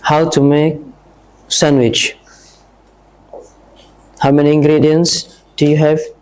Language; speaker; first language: English; non-native, learner; Indonesian